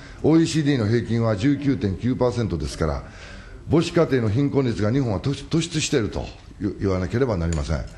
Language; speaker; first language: Japanese; native; Japanese